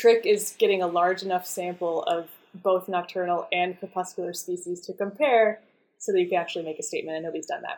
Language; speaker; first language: English; native; English